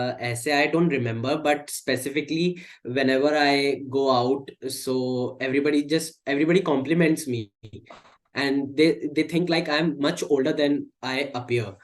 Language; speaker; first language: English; non-native, local second language; Hindi